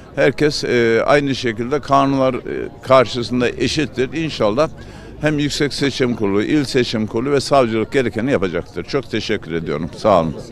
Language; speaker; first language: Turkish; native; Turkish